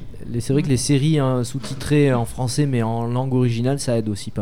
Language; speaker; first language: French; native; French